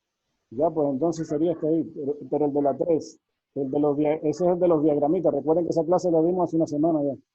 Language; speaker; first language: Spanish; native; Spanish